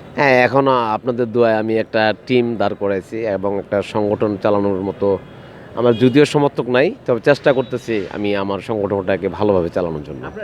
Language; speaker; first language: Bangla; native; Bangla